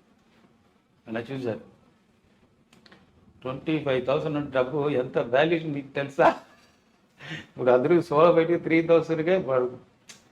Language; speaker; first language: Telugu; non-native, local second language; Tamil